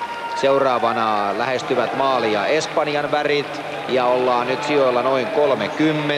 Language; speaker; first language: Finnish; native; Finnish